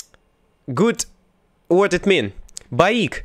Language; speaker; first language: English; non-native, learner; Russian